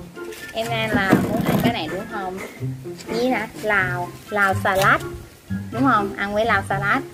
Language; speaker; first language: Vietnamese; non-native, learner; Thai